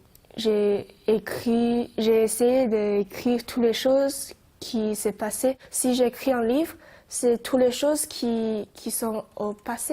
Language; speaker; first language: French; non-native, learner; Chinese